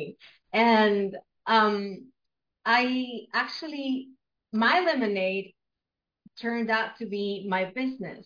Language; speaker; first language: English; non-native, fluent; Spanish